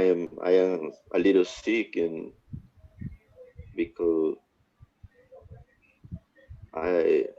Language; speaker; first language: English; non-native, learner; Spanish